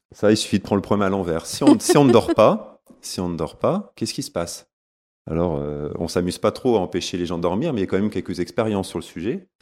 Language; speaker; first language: French; native; French